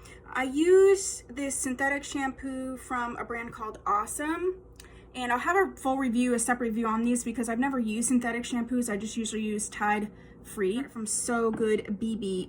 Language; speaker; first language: English; native; English